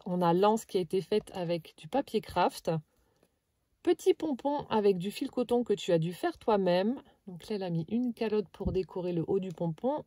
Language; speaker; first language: French; native; French